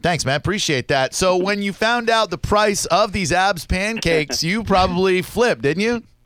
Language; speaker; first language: English; native; English